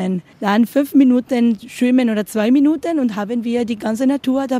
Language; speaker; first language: German; non-native, learner; Spanish